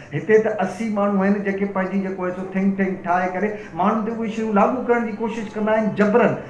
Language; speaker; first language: Sindhi; native; Sindhi